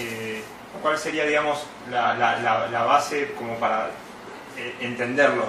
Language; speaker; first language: Spanish; native; Spanish